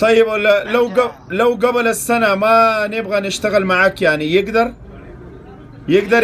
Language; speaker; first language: Arabic; non-native, learner; Pashto